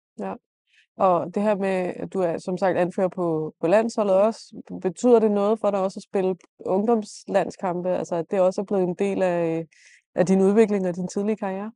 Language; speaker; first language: Danish; native; Danish